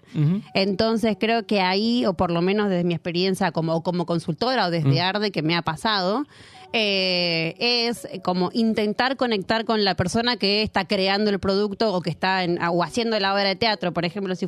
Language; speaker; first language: Spanish; native; Spanish